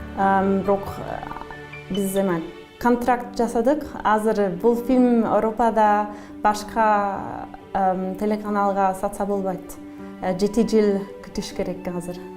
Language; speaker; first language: Kyrgyz; non-native, learner; German